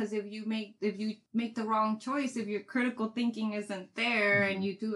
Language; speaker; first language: English; native; English